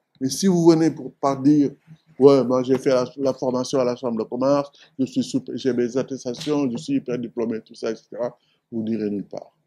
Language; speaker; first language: French; non-native, local second language; Wolof